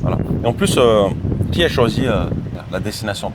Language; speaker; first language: French; native; French